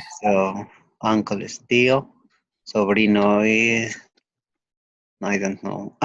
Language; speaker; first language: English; non-native, learner; Spanish